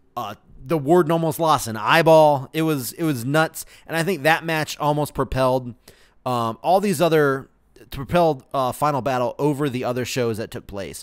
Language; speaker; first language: English; native; English